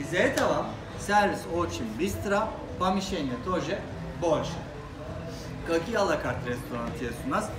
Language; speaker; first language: Russian; non-native, learner; Turkish